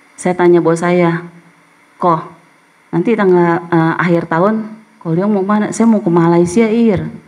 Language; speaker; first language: Indonesian; native; Indonesian